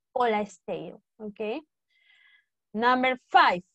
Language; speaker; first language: English; non-native, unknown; Spanish